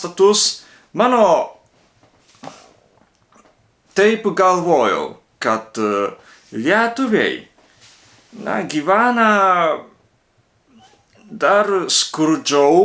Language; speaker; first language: Lithuanian; non-native, learner; Japanese